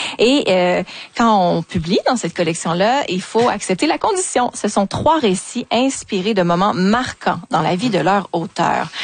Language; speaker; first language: French; native; French